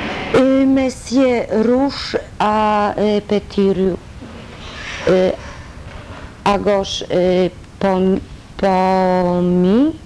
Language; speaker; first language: French; non-native, learner; Polish